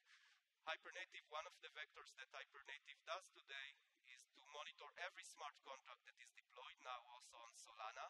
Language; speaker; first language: English; non-native, fluent; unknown